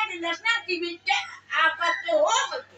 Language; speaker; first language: Arabic; native; Arabic